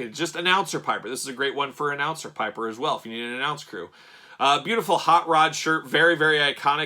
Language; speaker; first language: English; native; English